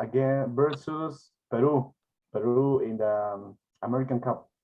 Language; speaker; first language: English; non-native, learner; Spanish